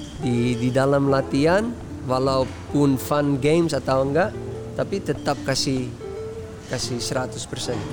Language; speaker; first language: Indonesian; early bilingual, heritage; Dutch